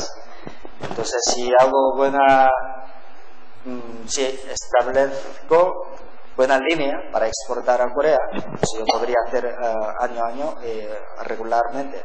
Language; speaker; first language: Spanish; non-native, learner; Korean